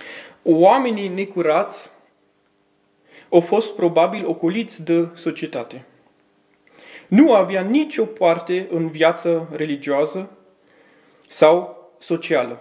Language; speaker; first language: Romanian; early bilingual, heritage; Romanian